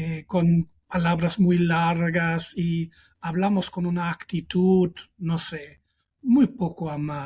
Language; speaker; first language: Spanish; non-native, fluent; German